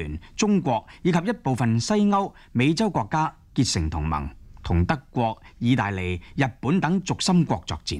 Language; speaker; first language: Chinese; non-native, local second language; Cantonese